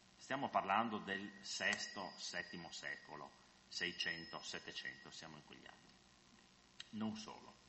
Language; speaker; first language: Italian; non-native, fluent; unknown